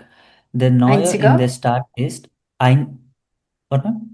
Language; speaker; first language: German; non-native, learner; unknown